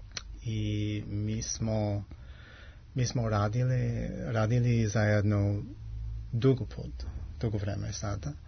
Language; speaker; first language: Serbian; non-native, learner; English